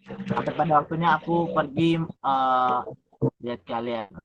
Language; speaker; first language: Indonesian; native; Indonesian